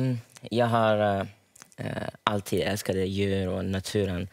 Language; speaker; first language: Swedish; early bilingual, heritage; Swedish